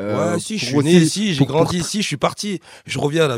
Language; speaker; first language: French; native; French